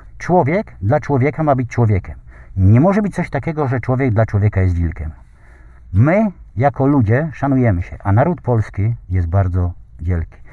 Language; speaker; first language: Polish; native; Polish